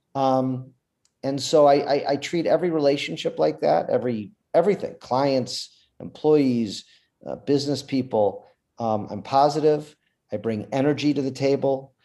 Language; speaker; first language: English; native; English